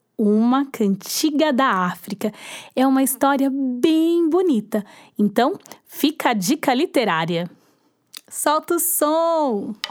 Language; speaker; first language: Portuguese; native; Portuguese